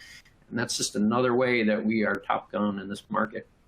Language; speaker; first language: English; native; English